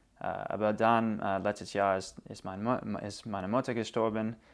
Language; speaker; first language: German; non-native, learner; English